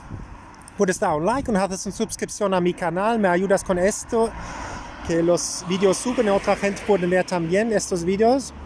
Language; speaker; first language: Spanish; non-native, learner; German